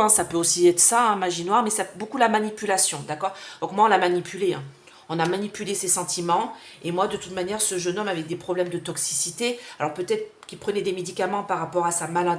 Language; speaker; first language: French; native; French